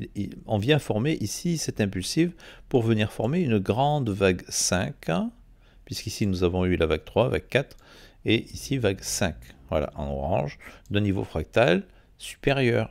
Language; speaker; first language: French; native; French